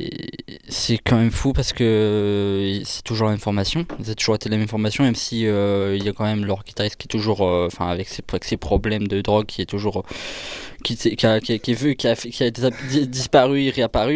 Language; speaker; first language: French; native; French